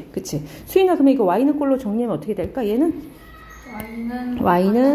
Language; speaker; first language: Korean; native; Korean